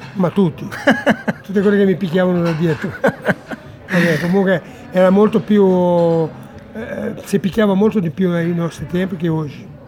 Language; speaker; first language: Italian; non-native, fluent; Portuguese